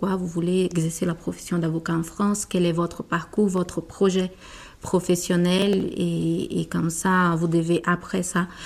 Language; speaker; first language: French; non-native, fluent; Portuguese